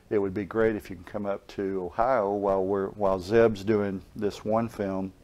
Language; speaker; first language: English; native; English